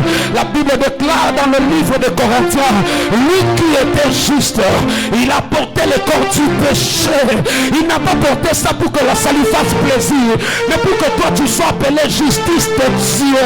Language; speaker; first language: French; non-native, local second language; Swahili